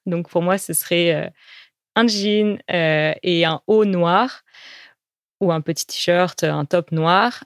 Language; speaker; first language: French; native; French